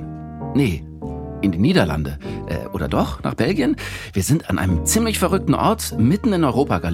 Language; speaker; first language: German; native; German